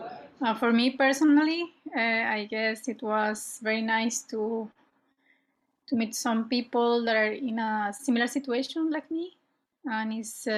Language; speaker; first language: English; non-native, fluent; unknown